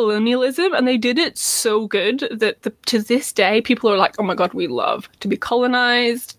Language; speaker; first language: English; native; English